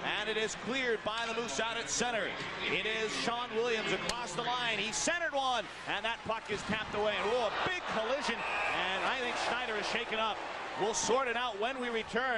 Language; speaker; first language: English; native; English